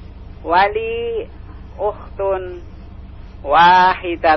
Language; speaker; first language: Arabic; non-native, learner; Indonesian